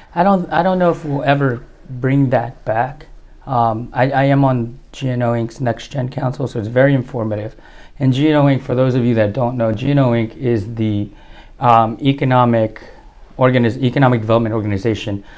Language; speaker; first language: English; early bilingual, other home language; Spanish